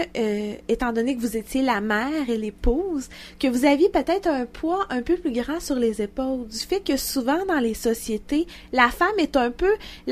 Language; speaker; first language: French; native; French